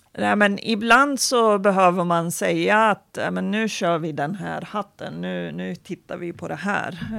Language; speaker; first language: Swedish; non-native, fluent; Arabic